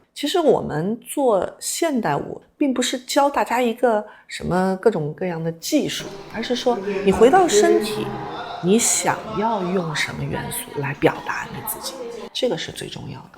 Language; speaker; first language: Chinese; native; Chinese